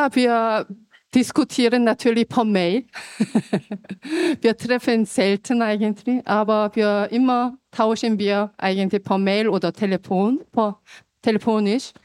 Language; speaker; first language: German; non-native, fluent; Korean